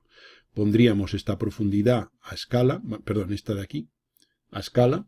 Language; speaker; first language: Spanish; native; Spanish